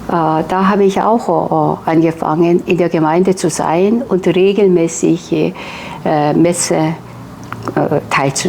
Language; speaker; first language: German; non-native, fluent; Korean